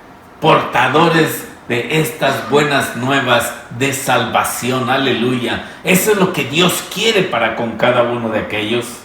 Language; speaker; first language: Spanish; native; Spanish